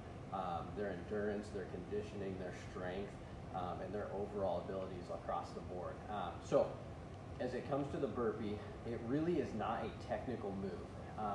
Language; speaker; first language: English; native; English